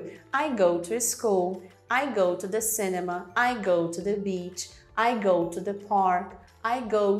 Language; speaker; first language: English; non-native, fluent; Portuguese